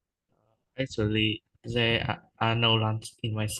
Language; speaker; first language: English; non-native, learner; Vietnamese